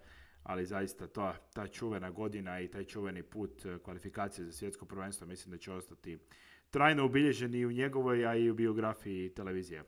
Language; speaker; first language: Croatian; native; Croatian